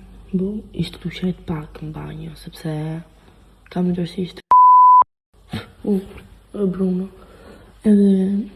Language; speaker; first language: Albanian; early bilingual, heritage; Albanian